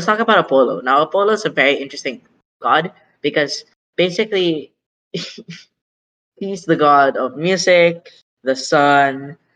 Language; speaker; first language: English; non-native, local second language; Filipino